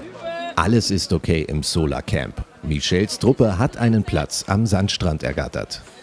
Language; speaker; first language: German; native; German